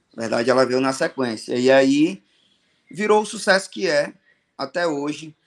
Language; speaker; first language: Portuguese; native; Portuguese